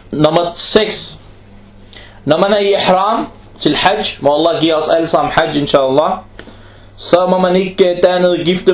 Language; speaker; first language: Danish; non-native, fluent; Arabic